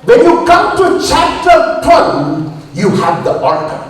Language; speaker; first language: English; non-native, local second language; Malayalam